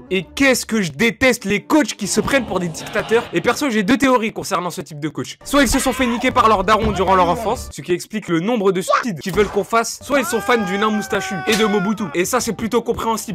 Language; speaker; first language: French; native; French